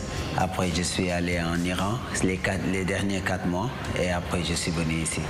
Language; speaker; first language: French; non-native, local second language; Wolof